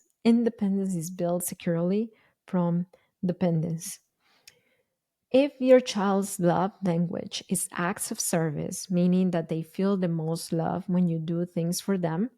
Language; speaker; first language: English; non-native, fluent; Spanish